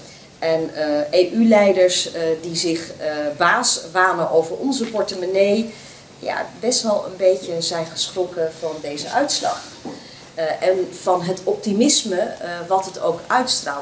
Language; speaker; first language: Dutch; native; Dutch